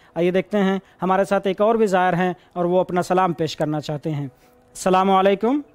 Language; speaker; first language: Urdu; native; Urdu